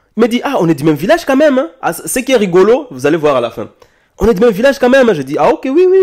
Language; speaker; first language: French; non-native, local second language; Lingala